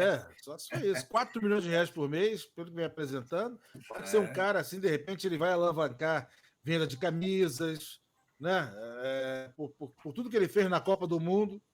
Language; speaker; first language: Portuguese; native; Portuguese